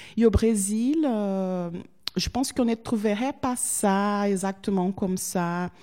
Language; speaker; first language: French; non-native, fluent; Portuguese